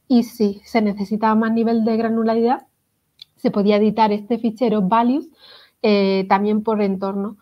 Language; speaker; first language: Spanish; native; Spanish